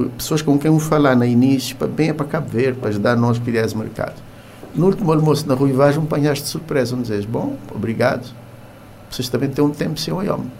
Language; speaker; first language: Portuguese; non-native, local second language; Kabuverdianu